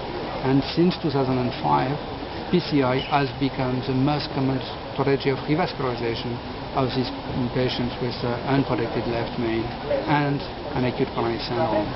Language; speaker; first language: English; non-native, fluent; French